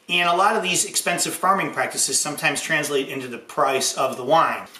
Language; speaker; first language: English; native; English